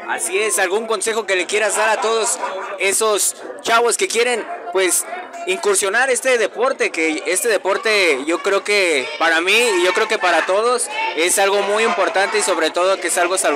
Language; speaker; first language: Spanish; native; Spanish